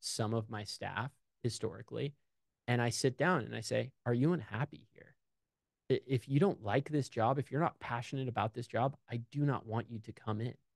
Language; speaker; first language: English; native; English